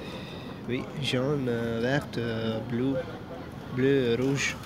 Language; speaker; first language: French; non-native, learner; Italian